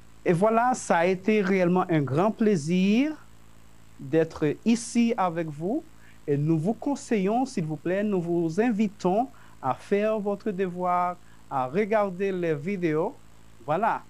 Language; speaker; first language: French; non-native, fluent; Spanish